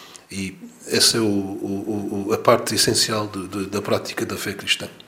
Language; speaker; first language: Portuguese; non-native, fluent; English